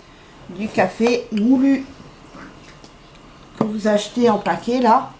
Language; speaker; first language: French; native; French